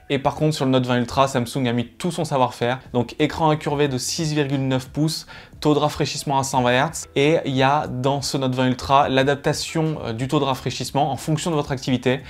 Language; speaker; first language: French; native; French